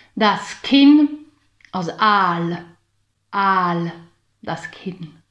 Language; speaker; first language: German; non-native, learner; Hungarian